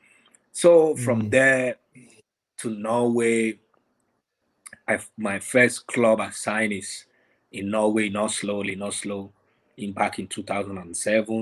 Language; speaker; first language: English; non-native, local second language; Yoruba